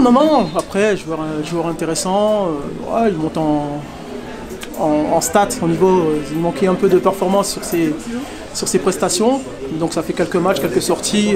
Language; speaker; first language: French; native; French